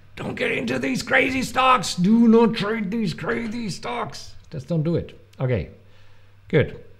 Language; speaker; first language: English; non-native, fluent; German